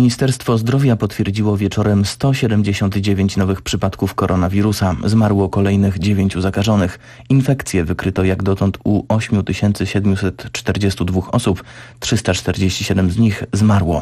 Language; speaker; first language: Polish; native; Polish